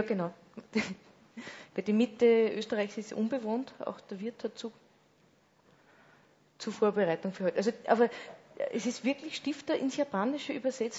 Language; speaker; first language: German; native; German